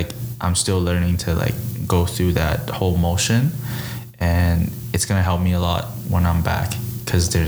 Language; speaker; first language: English; early bilingual, other home language; Chinese